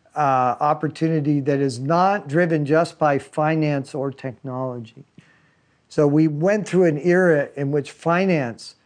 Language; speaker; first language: English; native; English